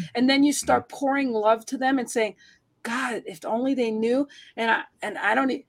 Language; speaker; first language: English; early bilingual, heritage; Spanish